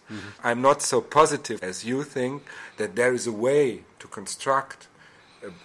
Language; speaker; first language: English; non-native, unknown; German